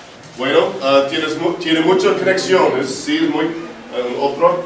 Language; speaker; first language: Spanish; non-native, learner; English